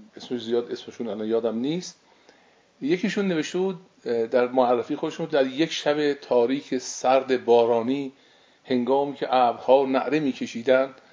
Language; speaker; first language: Persian; native; Persian